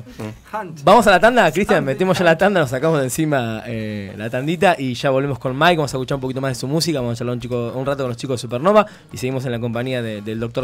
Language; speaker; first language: Spanish; native; Spanish